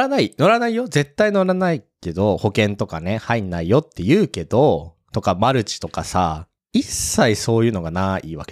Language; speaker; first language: Japanese; native; Japanese